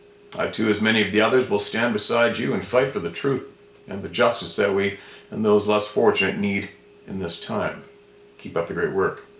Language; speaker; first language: English; native; English